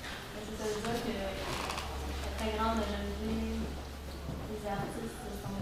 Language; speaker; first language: French; native; French